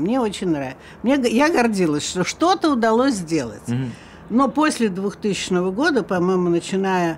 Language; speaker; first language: Russian; native; Russian